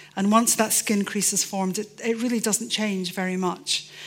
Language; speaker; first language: English; native; English